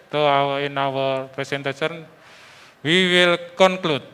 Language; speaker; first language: English; non-native, fluent; Indonesian